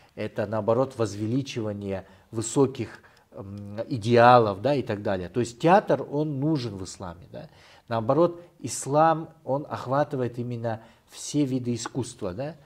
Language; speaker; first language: Russian; non-native, local second language; Kyrgyz